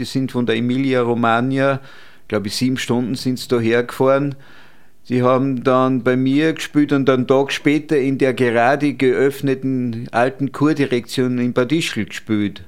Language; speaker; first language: German; native; German